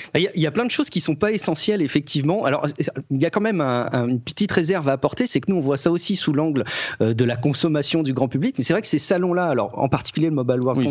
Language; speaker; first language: French; native; French